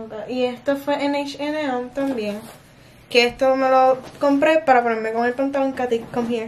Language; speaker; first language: Spanish; early bilingual, heritage; Spanish